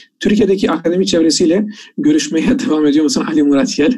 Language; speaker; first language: Turkish; non-native, fluent; Albanian